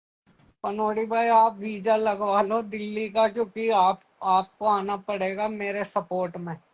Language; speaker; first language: Hindi; native; Hindi